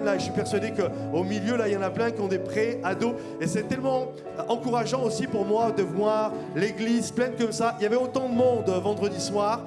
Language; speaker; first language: French; native; French